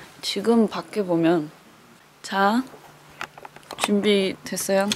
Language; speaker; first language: Korean; non-native, fluent; Chinese